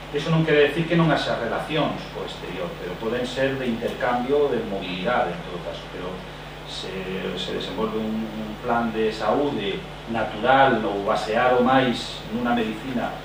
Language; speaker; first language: Galician; non-native, fluent; Spanish